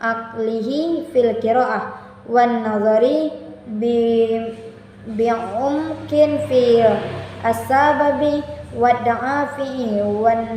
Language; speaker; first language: Arabic; non-native, learner; Indonesian